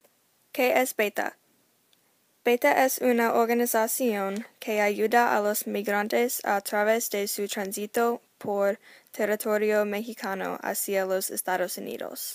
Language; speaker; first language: Spanish; non-native, learner; English